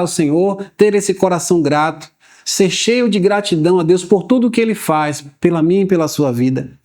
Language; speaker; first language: Portuguese; native; Portuguese